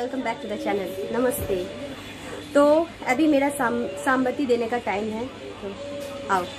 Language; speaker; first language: Hindi; non-native, local second language; Bangla